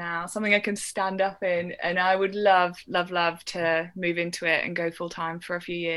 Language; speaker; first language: English; native; English